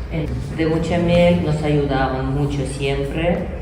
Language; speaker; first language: Spanish; non-native, learner; Ukrainian